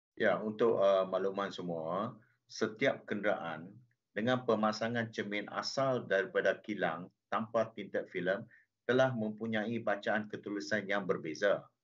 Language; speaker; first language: Malay; non-native, local second language; Chinese